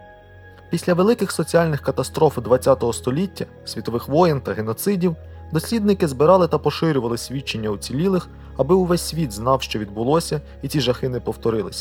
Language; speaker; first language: Ukrainian; native; Ukrainian